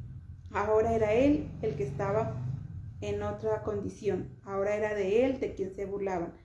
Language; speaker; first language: Spanish; native; Spanish